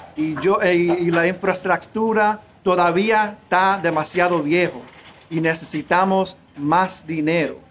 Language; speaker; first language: Spanish; early bilingual, heritage; Spanish